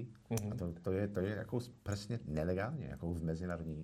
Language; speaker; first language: Czech; non-native, fluent; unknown